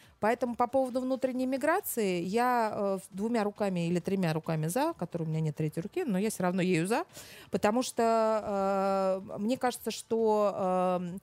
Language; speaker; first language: Russian; native; Russian